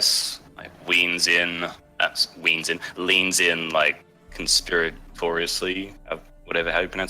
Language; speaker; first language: English; native; English